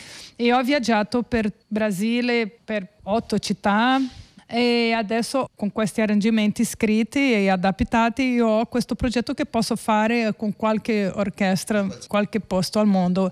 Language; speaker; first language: Italian; non-native, fluent; Portuguese